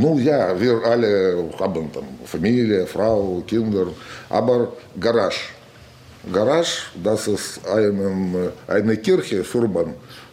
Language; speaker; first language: German; non-native, learner; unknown